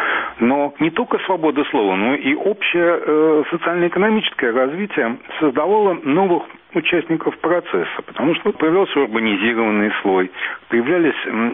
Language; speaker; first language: Russian; native; Russian